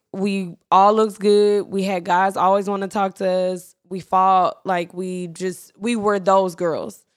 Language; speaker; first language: English; native; English